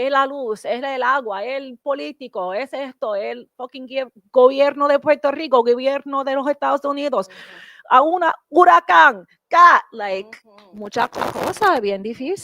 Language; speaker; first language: Spanish; early bilingual, heritage; English